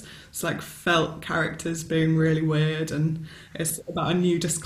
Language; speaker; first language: English; native; English